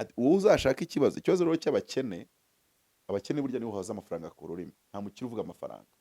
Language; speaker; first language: Kinyarwanda; early bilingual, heritage; Kinyarwanda